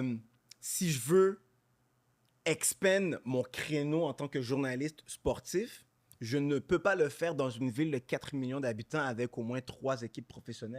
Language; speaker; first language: French; native; French